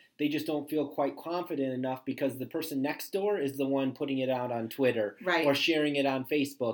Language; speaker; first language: English; native; English